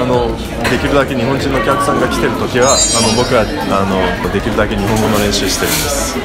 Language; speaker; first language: Japanese; non-native, fluent; English